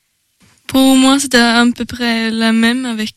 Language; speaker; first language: French; non-native, learner; Swedish